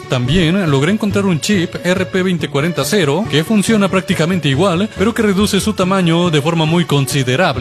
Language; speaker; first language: Spanish; native; Spanish